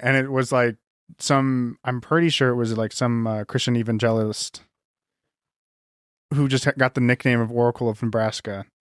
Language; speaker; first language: English; native; English